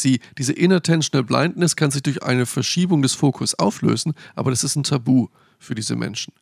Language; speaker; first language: German; native; German